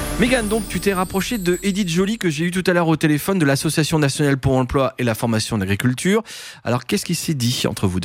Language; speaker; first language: French; native; French